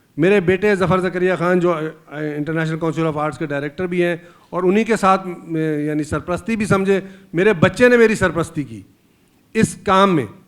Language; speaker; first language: Urdu; native; Urdu